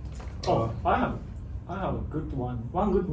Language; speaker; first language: English; non-native, learner; Japanese